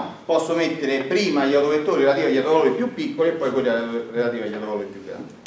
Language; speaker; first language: Italian; native; Italian